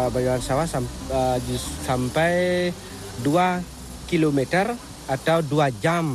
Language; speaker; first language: Indonesian; non-native, local second language; Balinese